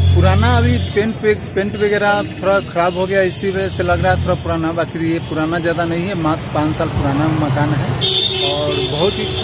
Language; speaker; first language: Hindi; native; Hindi